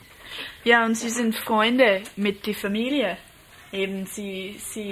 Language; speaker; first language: German; non-native, learner; English